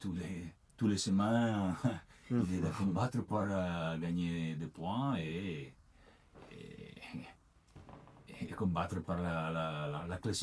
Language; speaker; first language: French; non-native, learner; Italian